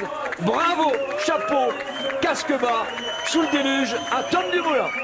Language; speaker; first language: French; native; French